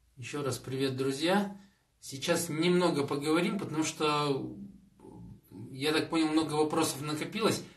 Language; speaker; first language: Russian; native; Russian